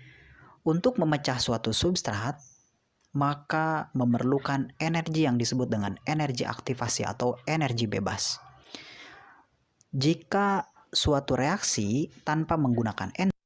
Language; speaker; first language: Indonesian; native; Indonesian